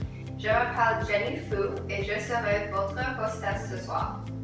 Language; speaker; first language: French; non-native, learner; English